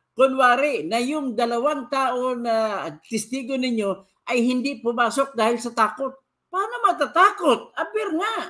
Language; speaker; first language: Filipino; non-native, local second language; Cebuano